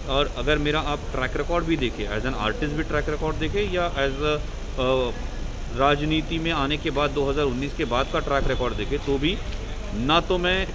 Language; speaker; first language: Hindi; non-native, local second language; Marathi